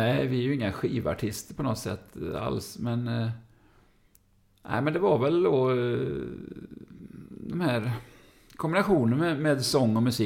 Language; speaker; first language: Swedish; native; Swedish